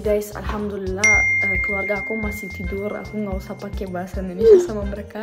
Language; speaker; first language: Indonesian; non-native, fluent; German